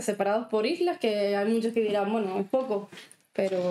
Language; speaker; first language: Spanish; native; Spanish